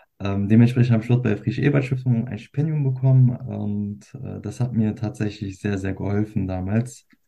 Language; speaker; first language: German; early bilingual, other home language; Turkish